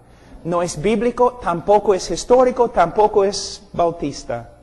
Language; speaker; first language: Spanish; non-native, fluent; English